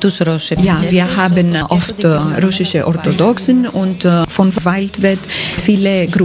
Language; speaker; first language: German; non-native, learner; Greek